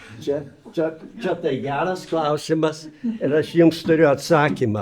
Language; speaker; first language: Lithuanian; native; Lithuanian